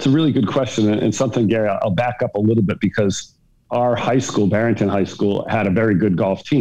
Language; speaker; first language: English; native; English